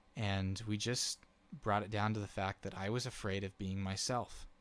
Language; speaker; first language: English; native; English